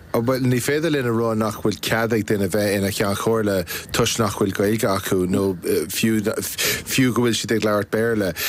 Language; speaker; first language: Irish; non-native, local second language; English